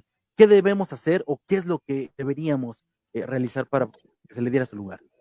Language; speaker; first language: Spanish; native; Spanish